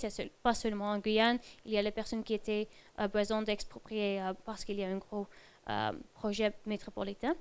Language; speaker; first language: French; non-native, fluent; Dutch